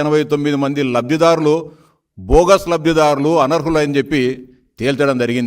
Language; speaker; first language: Telugu; native; Telugu